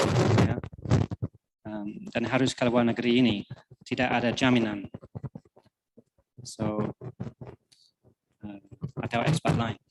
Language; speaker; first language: Indonesian; non-native, fluent; English